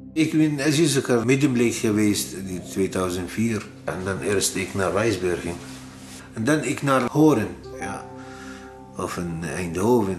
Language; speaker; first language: Dutch; non-native, learner; Arabic